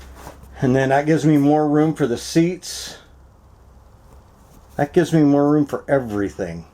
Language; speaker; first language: English; native; English